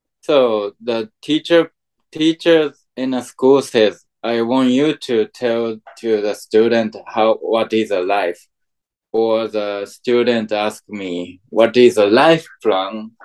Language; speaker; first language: English; non-native, fluent; Japanese